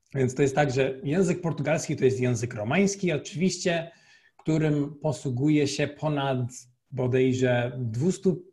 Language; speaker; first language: Polish; non-native, fluent; Portuguese